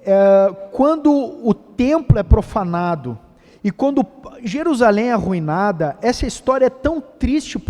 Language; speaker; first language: Portuguese; native; Portuguese